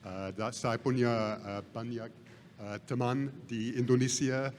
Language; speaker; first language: Indonesian; non-native, fluent; English